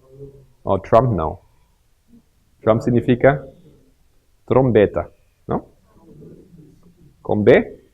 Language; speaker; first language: Portuguese; non-native, fluent; Spanish